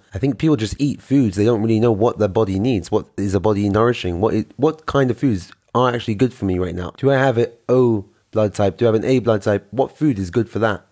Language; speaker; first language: English; native; English